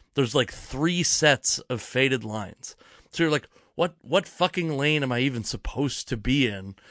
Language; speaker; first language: English; native; English